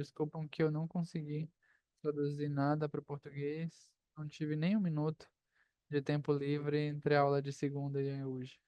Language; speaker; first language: Portuguese; non-native, fluent; Spanish